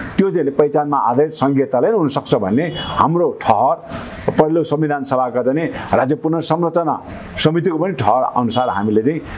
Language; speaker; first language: Nepali; non-native, local second language; Sherpa